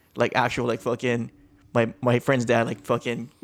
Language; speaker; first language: English; native; English